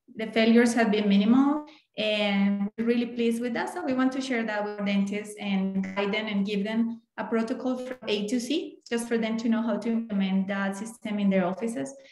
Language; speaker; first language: English; non-native, fluent; Spanish